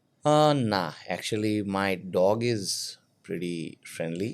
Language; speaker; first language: English; non-native, local second language; Bangla